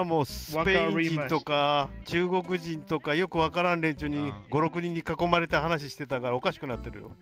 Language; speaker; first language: Japanese; native; Japanese